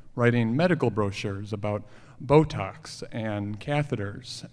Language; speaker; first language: English; native; English